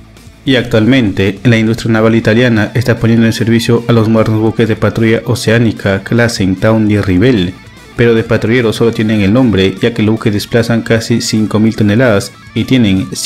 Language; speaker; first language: Spanish; native; Spanish